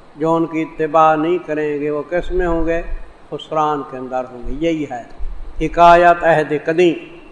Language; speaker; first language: Urdu; non-native, local second language; Saraiki